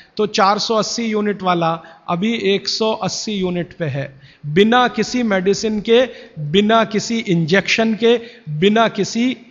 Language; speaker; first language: Hindi; native; Hindi